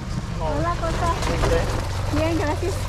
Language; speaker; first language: Spanish; non-native, learner; English